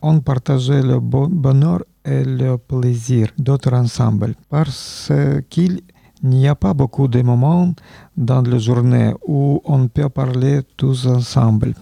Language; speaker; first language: French; non-native, learner; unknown